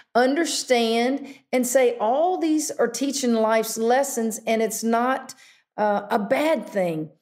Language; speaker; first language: English; native; English